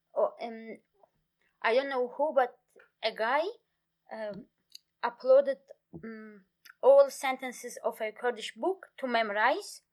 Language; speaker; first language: English; non-native, fluent; Kurdish